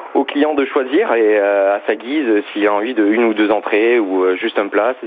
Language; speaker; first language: French; native; French